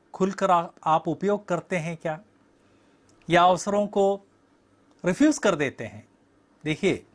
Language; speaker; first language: Hindi; native; Hindi